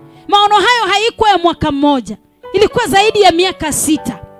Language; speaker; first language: Swahili; native; Swahili